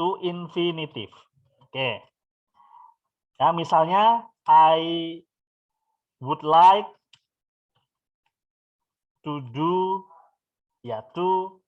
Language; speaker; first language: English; non-native, fluent; Indonesian